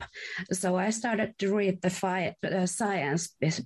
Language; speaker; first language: English; non-native, fluent; Finnish